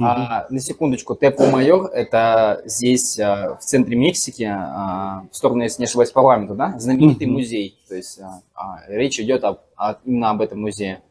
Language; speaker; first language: Russian; native; Russian